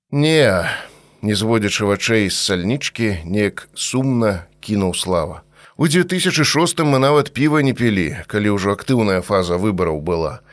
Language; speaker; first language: Belarusian; native; Belarusian